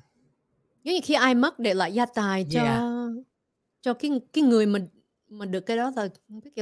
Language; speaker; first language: Vietnamese; early bilingual, heritage; Vietnamese